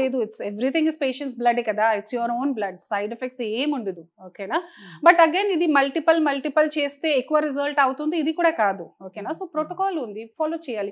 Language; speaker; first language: Telugu; non-native, fluent; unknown